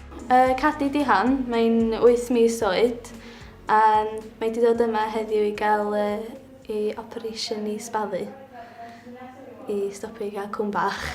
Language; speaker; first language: Welsh; native; Welsh